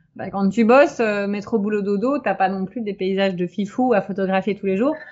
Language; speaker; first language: French; native; French